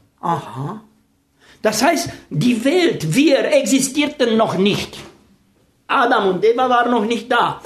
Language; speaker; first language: German; non-native, fluent; Romanian